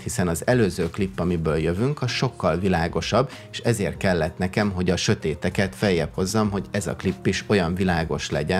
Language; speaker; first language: Hungarian; native; Hungarian